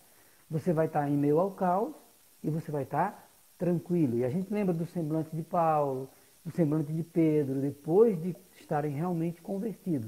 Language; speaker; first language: Portuguese; native; Portuguese